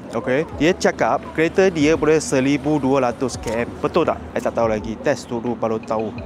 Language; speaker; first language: Malay; non-native, local second language; Chinese